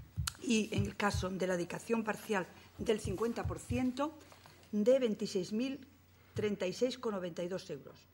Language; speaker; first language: Spanish; native; Spanish